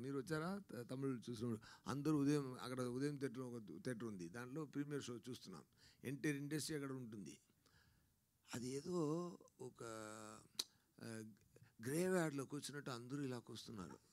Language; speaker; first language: Telugu; non-native, learner; Tamil